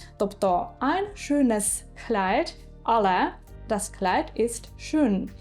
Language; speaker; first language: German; non-native, fluent; Ukrainian